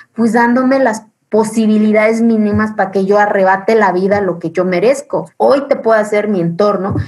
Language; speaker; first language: Spanish; early bilingual, other home language; Zapotec